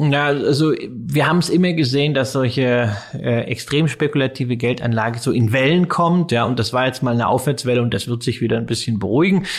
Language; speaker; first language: German; native; German